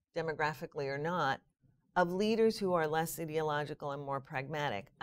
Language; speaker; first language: English; native; English